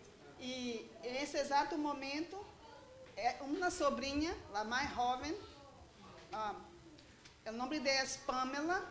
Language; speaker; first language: Spanish; non-native, learner; Portuguese